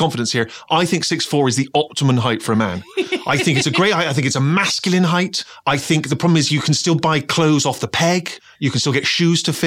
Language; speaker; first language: English; native; English